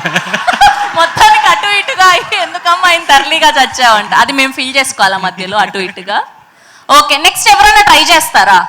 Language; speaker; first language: Telugu; native; Telugu